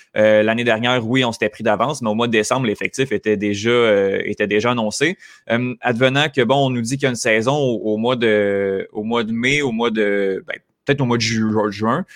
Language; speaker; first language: French; native; French